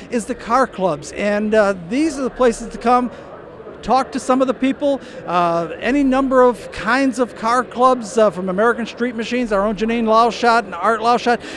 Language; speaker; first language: English; native; English